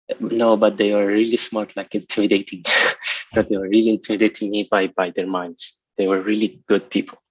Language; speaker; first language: English; non-native, local second language; Arabic